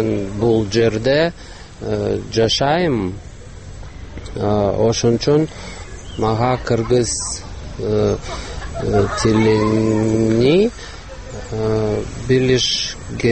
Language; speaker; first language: Kyrgyz; non-native, local second language; Russian